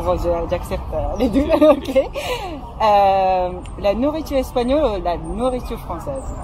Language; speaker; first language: French; non-native, fluent; Japanese